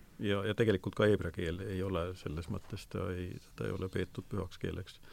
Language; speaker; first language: Estonian; native; Estonian